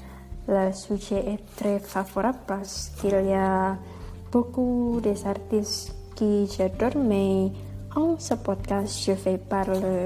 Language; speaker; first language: French; non-native, learner; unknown